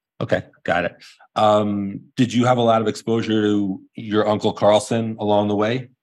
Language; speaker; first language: English; native; English